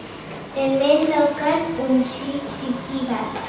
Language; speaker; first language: Basque; non-native, local second language; Spanish